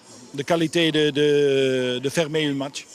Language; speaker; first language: French; non-native, learner; Dutch